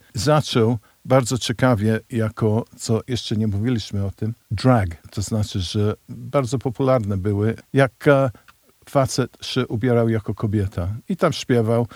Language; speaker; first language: Polish; non-native, fluent; English